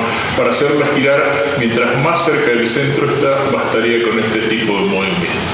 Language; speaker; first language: Spanish; native; Spanish